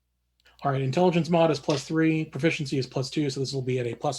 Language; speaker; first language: English; native; English